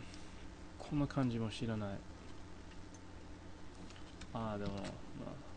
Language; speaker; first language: Japanese; non-native, fluent; English